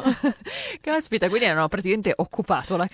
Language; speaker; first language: Italian; native; Italian